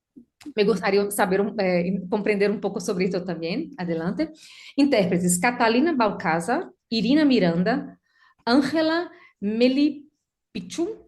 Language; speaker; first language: Spanish; non-native, learner; Portuguese